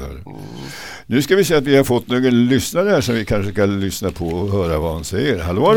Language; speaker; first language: Swedish; native; Swedish